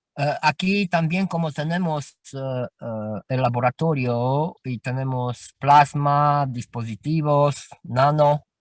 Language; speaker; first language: Spanish; non-native, fluent; Romanian